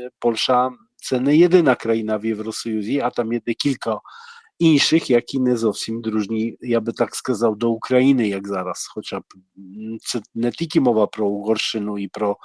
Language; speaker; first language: Polish; non-native, learner; Ukrainian